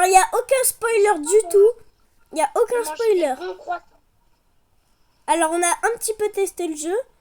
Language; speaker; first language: French; native; French